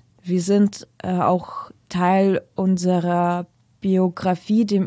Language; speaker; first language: German; non-native, fluent; Russian